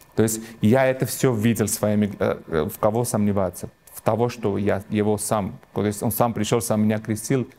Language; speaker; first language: Russian; non-native, local second language; Armenian